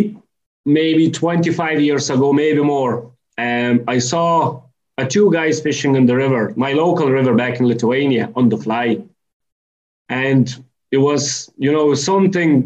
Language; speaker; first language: English; non-native, fluent; Lithuanian